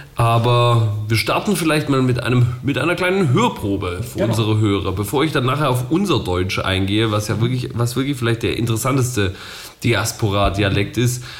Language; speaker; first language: German; native; German